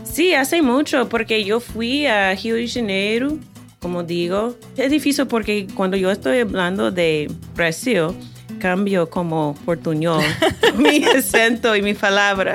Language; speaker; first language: Spanish; non-native, fluent; English